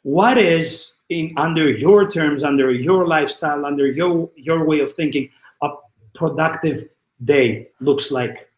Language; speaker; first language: English; non-native, fluent; Greek